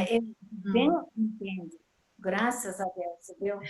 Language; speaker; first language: Portuguese; non-native, learner; Japanese